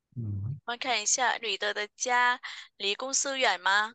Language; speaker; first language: Chinese; non-native, fluent; Vietnamese